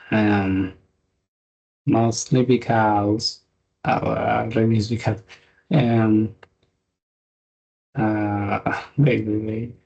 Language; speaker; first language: English; non-native, learner; Spanish